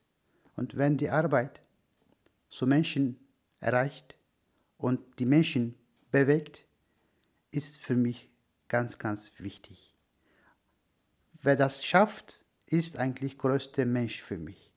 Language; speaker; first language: German; non-native, learner; Turkish